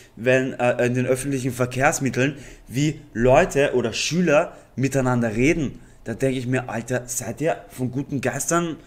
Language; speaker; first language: German; native; German